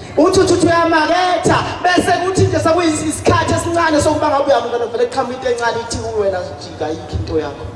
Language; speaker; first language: Zulu; native; Zulu